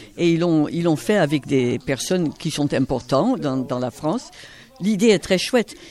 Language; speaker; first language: French; native; French